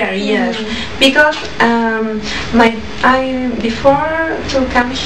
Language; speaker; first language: English; non-native, learner; Spanish